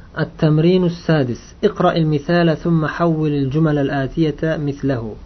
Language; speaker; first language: Arabic; non-native, fluent; Uzbek